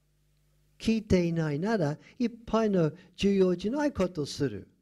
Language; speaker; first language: Japanese; non-native, fluent; English